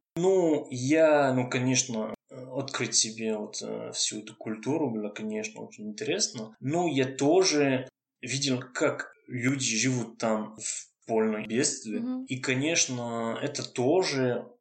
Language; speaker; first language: Russian; non-native, fluent; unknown